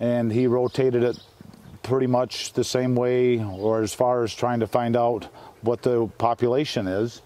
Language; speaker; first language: English; native; English